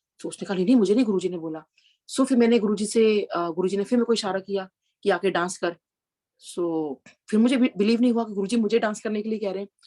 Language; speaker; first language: Hindi; native; Hindi